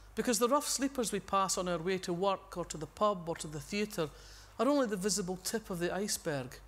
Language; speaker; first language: English; native; English